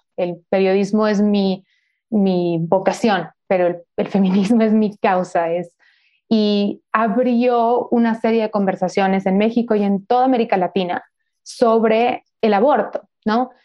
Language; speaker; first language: Spanish; native; Spanish